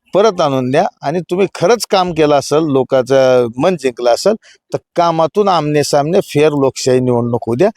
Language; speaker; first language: Marathi; native; Marathi